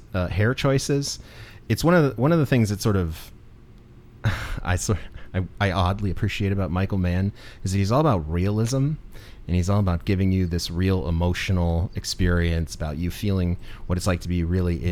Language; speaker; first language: English; native; English